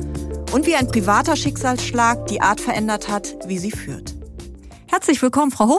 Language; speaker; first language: German; native; German